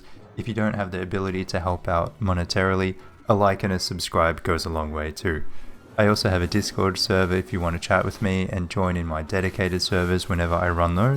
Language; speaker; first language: English; native; English